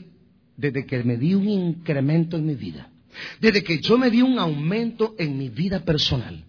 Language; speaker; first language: Spanish; native; Spanish